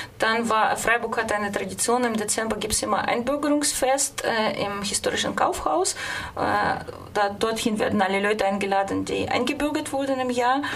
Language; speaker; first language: German; non-native, fluent; Russian